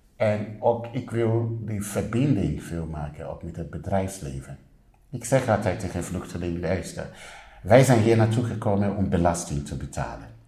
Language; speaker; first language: Dutch; non-native, fluent; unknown